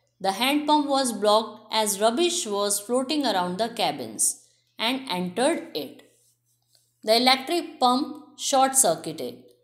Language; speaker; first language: English; non-native, local second language; Hindi